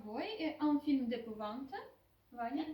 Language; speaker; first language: French; non-native, fluent; Ukrainian